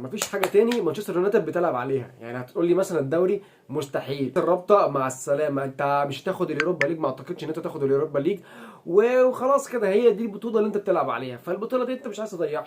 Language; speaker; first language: Arabic; native; Arabic